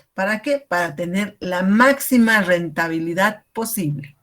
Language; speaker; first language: Spanish; native; Spanish